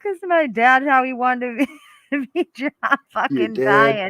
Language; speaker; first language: English; native; English